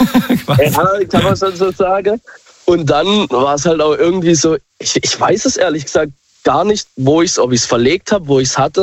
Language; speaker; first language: German; native; German